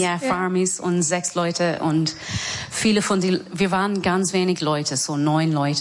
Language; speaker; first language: German; non-native, learner; English